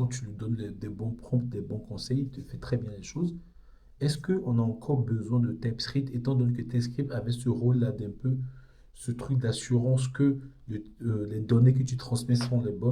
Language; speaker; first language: French; native; French